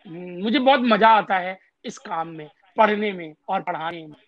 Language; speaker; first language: Hindi; native; Hindi